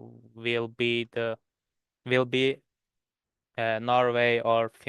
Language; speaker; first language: English; non-native, learner; Turkish